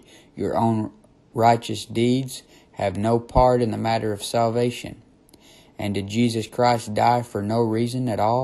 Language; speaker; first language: English; native; English